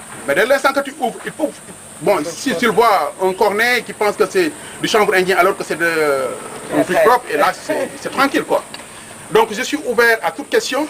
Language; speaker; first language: French; non-native, local second language; Wolof